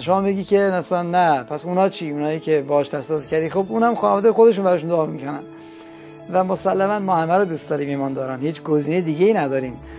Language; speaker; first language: Persian; non-native, local second language; Armenian